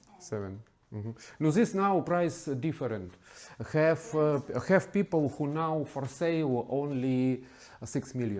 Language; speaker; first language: English; non-native, learner; Ukrainian